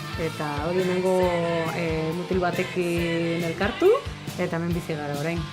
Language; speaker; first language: Basque; non-native, local second language; Spanish